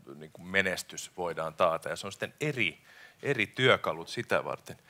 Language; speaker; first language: Finnish; native; Finnish